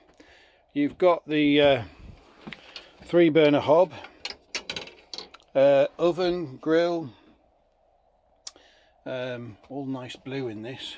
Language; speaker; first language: English; native; English